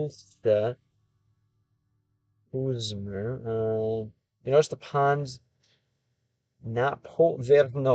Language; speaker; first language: Russian; non-native, learner; English